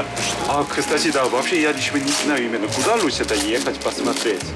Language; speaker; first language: Russian; non-native, fluent; Korean